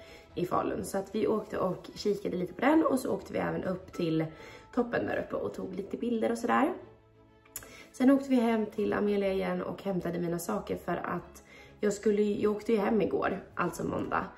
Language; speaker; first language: Swedish; native; Swedish